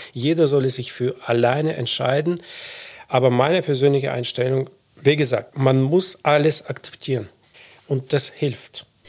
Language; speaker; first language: German; non-native, fluent; Russian